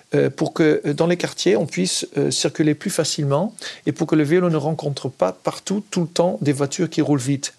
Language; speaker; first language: French; non-native, fluent; Dutch